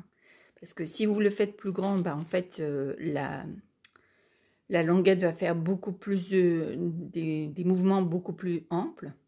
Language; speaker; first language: French; native; French